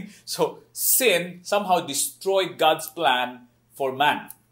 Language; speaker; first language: English; non-native, local second language; Cebuano